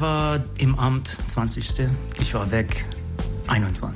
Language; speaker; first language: German; non-native, learner; English